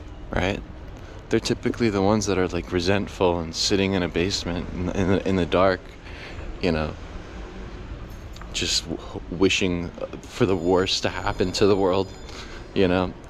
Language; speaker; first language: English; native; English